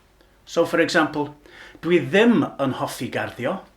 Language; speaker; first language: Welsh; non-native, learner; English